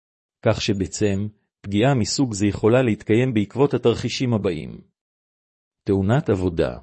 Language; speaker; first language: Hebrew; native; Hebrew